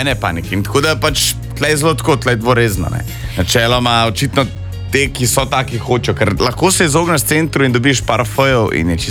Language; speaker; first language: Slovenian; native; Slovenian